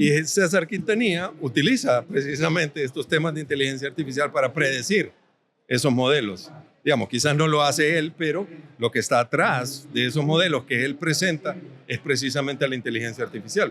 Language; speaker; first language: Spanish; native; Spanish